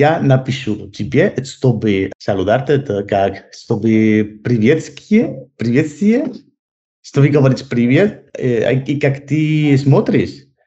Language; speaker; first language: Russian; non-native, learner; Spanish